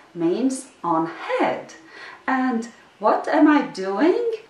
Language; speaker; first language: English; non-native, fluent; Latvian